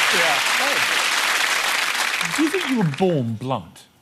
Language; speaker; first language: English; native; English